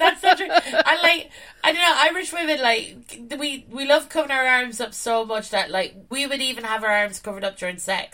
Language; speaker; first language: English; native; English